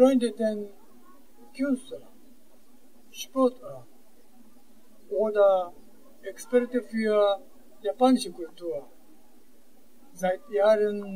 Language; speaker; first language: German; non-native, fluent; Japanese